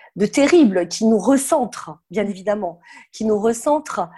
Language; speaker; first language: French; native; French